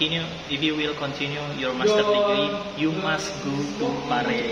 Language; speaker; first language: English; non-native, learner; Indonesian